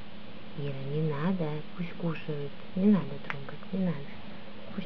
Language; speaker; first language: Russian; native; Russian